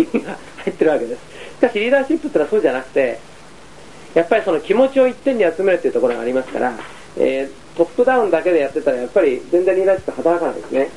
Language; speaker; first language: Japanese; native; Japanese